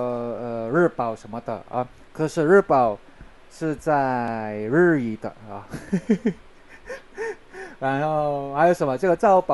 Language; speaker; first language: Chinese; non-native, learner; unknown